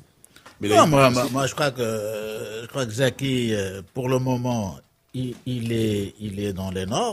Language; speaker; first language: French; non-native, local second language; Arabic